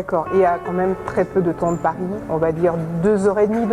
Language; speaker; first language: French; native; French